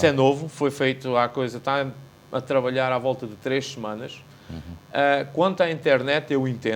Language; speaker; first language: Portuguese; native; Portuguese